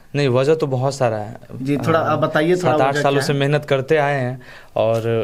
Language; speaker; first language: Hindi; native; Hindi